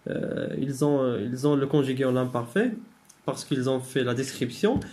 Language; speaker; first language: French; non-native, local second language; Arabic